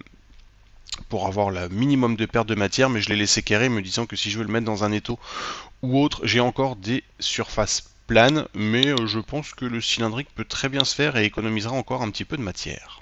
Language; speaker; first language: French; native; French